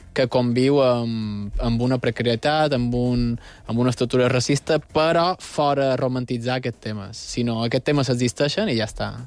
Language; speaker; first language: Catalan; early bilingual, other home language; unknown